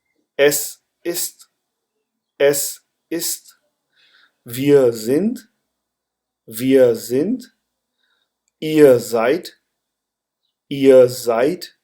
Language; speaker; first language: German; non-native, learner; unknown